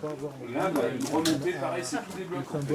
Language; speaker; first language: French; native; French